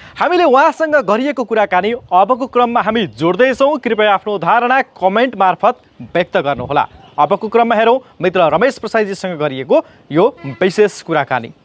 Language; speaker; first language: Nepali; native; Nepali